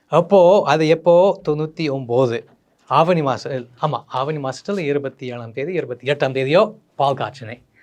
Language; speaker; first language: Tamil; non-native, fluent; English